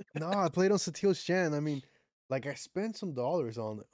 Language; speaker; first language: English; non-native, fluent; Spanish